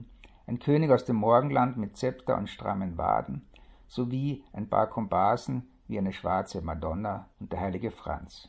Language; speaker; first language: German; native; German